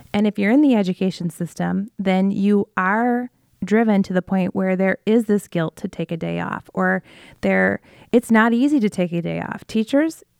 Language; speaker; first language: English; native; English